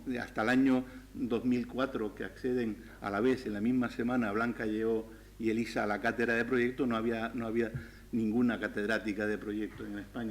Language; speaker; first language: Spanish; native; Spanish